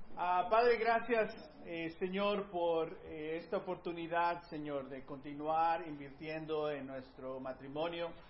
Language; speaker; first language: Spanish; early bilingual, heritage; Spanish